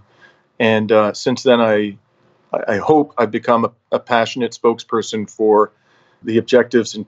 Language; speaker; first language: English; native; English